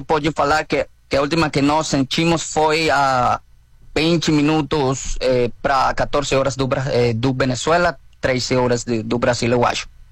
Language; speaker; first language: Portuguese; non-native, learner; Spanish